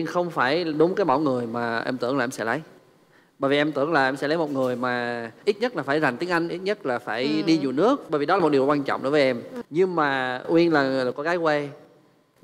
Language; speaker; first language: Vietnamese; non-native, fluent; English